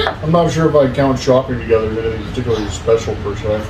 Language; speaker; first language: English; native; English